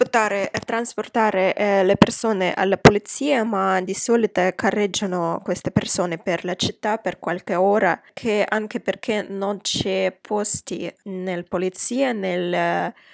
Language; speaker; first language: Italian; non-native, fluent; Russian